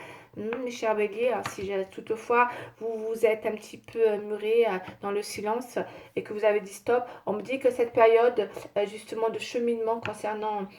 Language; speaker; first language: French; native; French